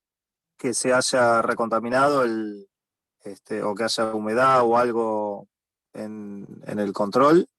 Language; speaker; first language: Spanish; native; Spanish